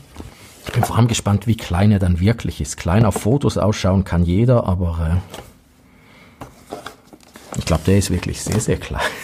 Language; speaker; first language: German; native; German